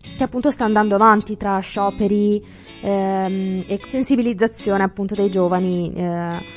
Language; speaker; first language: Italian; native; Italian